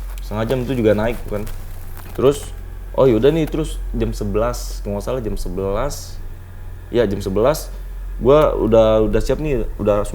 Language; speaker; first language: Indonesian; native; Indonesian